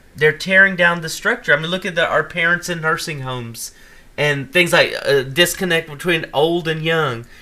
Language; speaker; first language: English; native; English